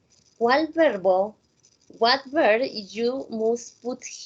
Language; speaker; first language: English; non-native, fluent; Spanish